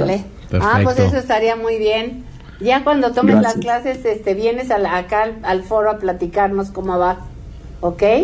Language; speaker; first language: Spanish; native; Spanish